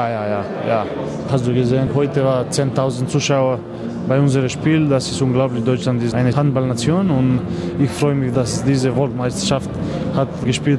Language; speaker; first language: German; non-native, learner; Macedonian